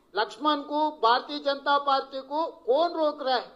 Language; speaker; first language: Hindi; non-native, local second language; Telugu